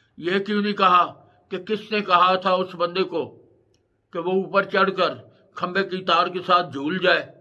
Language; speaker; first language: Urdu; non-native, local second language; Punjabi